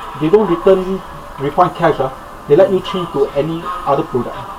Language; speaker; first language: English; non-native, local second language; Chinese